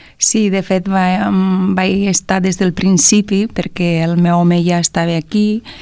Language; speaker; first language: Catalan; non-native, fluent; Romanian